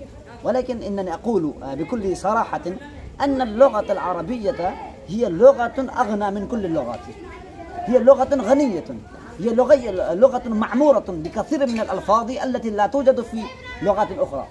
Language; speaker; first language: Arabic; non-native, fluent; Urdu